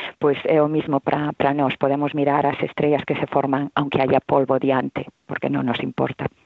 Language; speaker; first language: Galician; non-native, local second language; Spanish